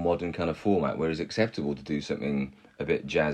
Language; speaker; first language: English; native; English